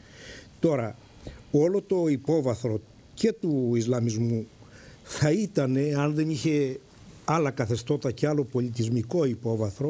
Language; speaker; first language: Greek; native; Greek